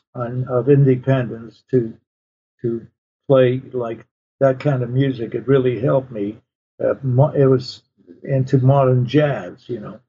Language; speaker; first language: English; early bilingual, other home language; Polish